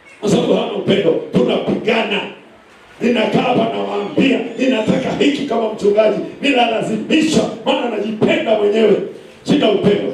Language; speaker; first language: Swahili; non-native, local second language; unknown